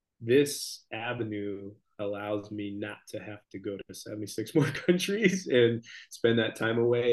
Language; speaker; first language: English; native; English